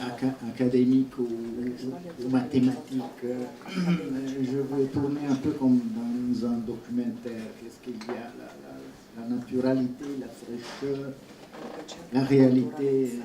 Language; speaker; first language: French; non-native, fluent; Italian